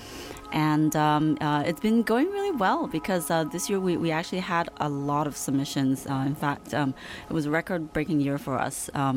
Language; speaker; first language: English; non-native, local second language; Cantonese